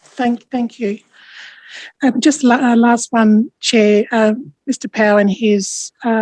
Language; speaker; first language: English; native; English